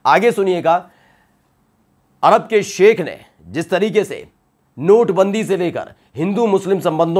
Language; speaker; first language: Hindi; native; Hindi